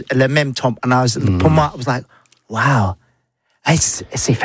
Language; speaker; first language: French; non-native, learner; English